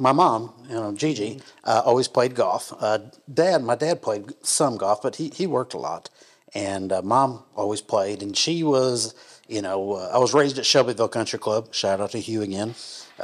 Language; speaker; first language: English; native; English